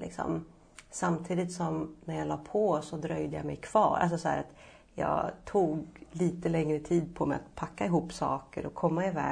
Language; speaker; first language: Swedish; native; Swedish